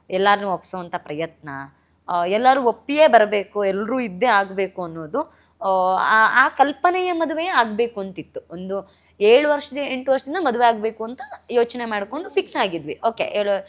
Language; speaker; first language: Kannada; native; Kannada